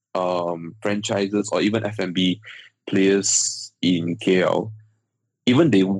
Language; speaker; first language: English; native; English